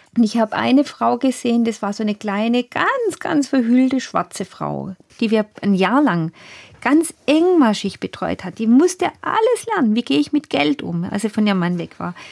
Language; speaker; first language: German; native; German